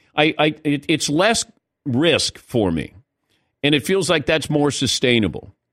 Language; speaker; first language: English; native; English